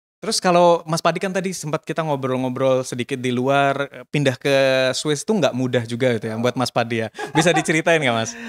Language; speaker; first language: Indonesian; native; Indonesian